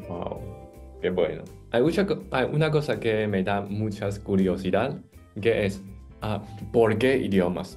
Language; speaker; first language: Spanish; non-native, fluent; Chinese